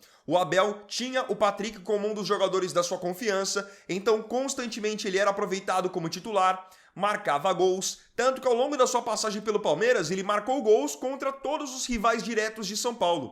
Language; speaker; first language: Portuguese; native; Portuguese